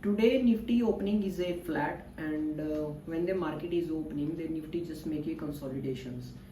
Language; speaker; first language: English; non-native, local second language; Punjabi